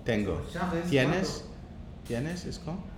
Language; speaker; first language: Spanish; non-native, learner; English